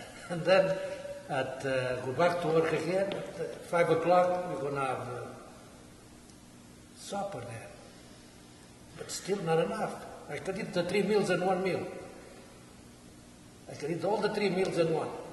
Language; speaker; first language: English; non-native, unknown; Portuguese